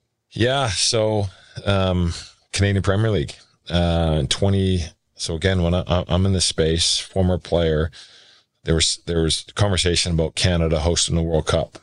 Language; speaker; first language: English; native; English